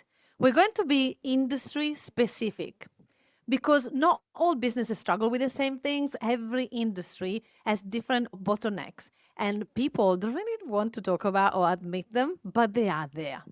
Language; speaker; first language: English; non-native, fluent; Italian